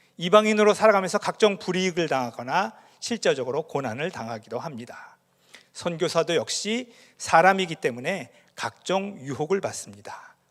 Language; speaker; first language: Korean; native; Korean